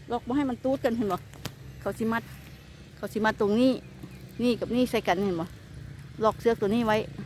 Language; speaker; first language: Thai; native; Thai